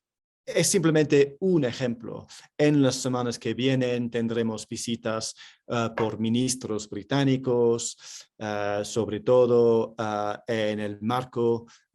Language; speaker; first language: Spanish; non-native, fluent; English